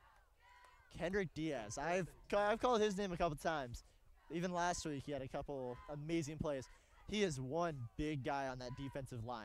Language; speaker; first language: English; native; English